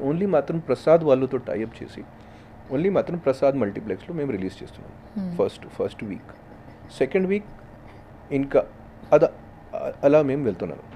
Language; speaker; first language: Telugu; non-native, local second language; Hindi